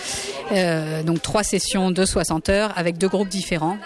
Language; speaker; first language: French; native; French